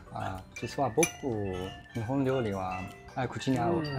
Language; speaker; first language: Japanese; non-native, learner; Chinese